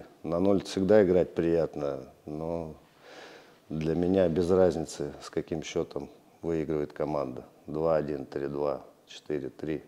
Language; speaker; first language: Russian; native; Russian